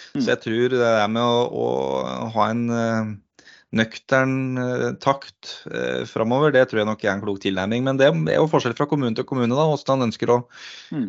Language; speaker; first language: Norwegian; native; Norwegian